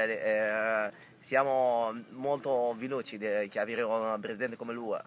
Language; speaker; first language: Italian; non-native, learner; Arabic